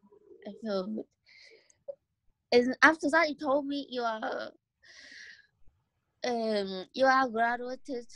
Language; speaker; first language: English; non-native, learner; Vietnamese